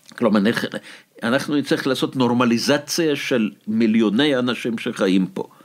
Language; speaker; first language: Hebrew; non-native, fluent; Russian